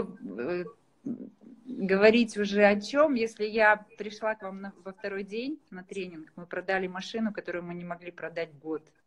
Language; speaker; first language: Russian; native; Russian